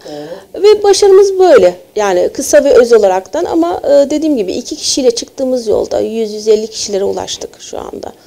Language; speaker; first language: Turkish; native; Turkish